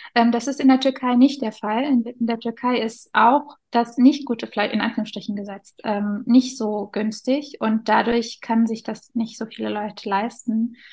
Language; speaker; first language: German; early bilingual, other home language; Turkish